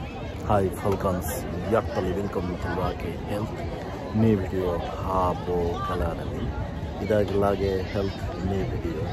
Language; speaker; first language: Norwegian; non-native, learner; Bangla